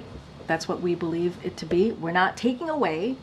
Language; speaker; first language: English; native; English